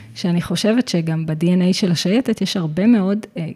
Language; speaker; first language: Hebrew; native; Hebrew